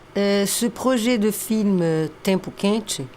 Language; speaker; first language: French; non-native, fluent; Portuguese